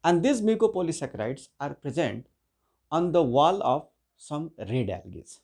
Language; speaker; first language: English; non-native, local second language; Nepali